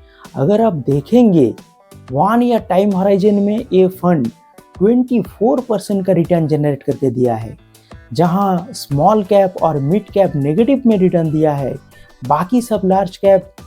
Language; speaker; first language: Hindi; non-native, local second language; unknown